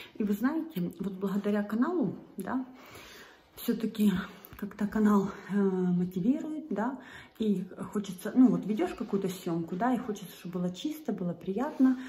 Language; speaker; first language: Russian; native; Russian